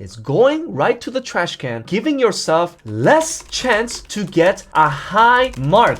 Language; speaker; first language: English; early bilingual, other home language; Korean